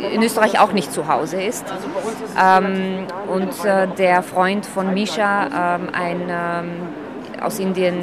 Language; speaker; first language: German; early bilingual, other home language; Slovak